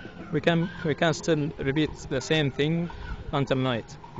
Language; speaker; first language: English; non-native, learner; Arabic